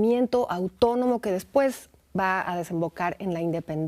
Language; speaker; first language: Spanish; native; Spanish